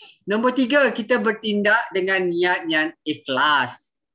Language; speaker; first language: Malay; native; Malay